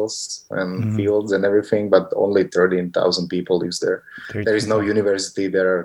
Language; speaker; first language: English; non-native, fluent; Slovak